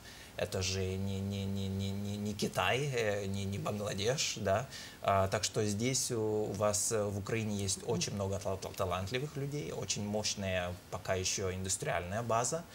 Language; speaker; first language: Russian; non-native, fluent; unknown